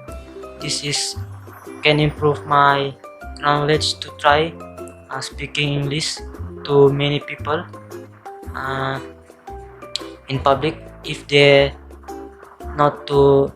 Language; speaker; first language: English; non-native, local second language; Malay